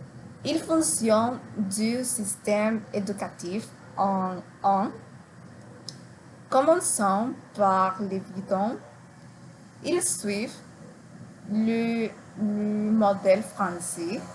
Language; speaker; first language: French; non-native, learner; Spanish